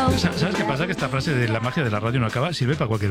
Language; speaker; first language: Spanish; native; Spanish